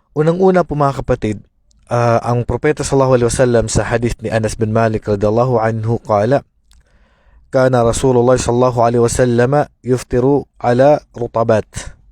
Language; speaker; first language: Filipino; non-native, local second language; Maranao